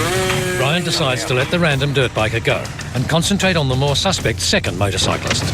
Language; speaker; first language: English; native; English